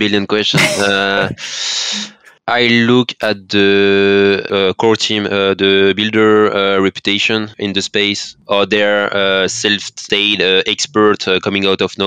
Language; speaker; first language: English; non-native, fluent; French